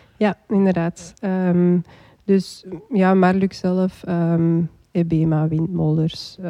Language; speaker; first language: Dutch; native; Dutch